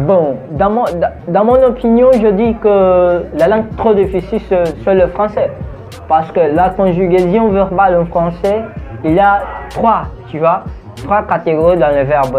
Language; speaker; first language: French; non-native, learner; Portuguese